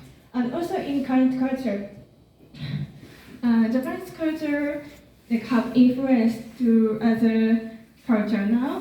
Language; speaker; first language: English; non-native, learner; Japanese